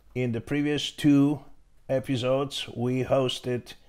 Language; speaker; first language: English; non-native, fluent; Polish